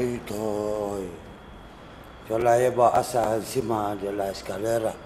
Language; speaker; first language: Spanish; non-native, learner; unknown